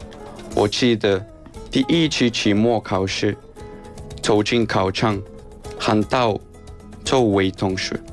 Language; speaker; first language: Chinese; non-native, fluent; Spanish